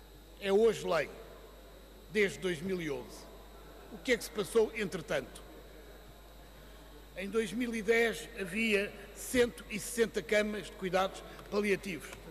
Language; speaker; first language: Portuguese; native; Portuguese